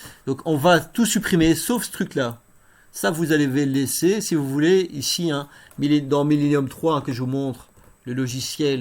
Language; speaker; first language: French; native; French